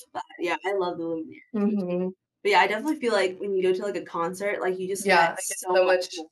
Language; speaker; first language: English; native; English